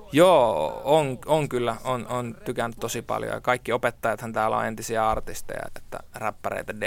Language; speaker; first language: Finnish; native; Finnish